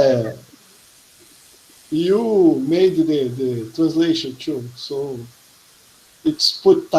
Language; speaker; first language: English; non-native, learner; Portuguese